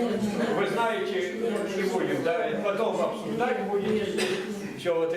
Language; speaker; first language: Russian; native; Russian